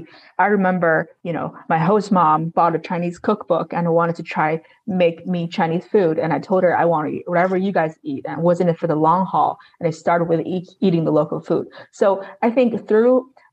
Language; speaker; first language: English; non-native, fluent; Chinese